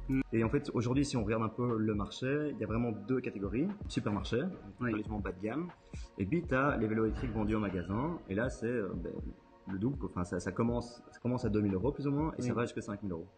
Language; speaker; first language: French; native; French